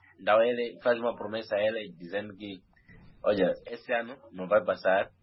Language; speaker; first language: Portuguese; non-native, local second language; Nyanja